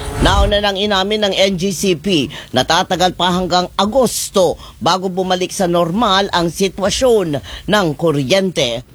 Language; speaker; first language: Filipino; native; Filipino